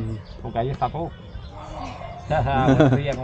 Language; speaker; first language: Spanish; native; Spanish